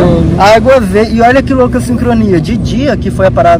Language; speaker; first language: Portuguese; native; Portuguese